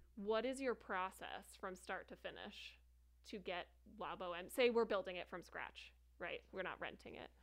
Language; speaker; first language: English; native; English